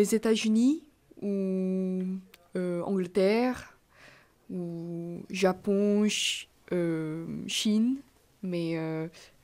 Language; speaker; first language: French; non-native, fluent; Korean